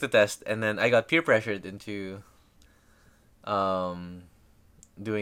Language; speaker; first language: English; non-native, local second language; Filipino